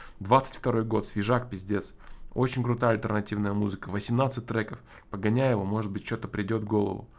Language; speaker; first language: Russian; native; Russian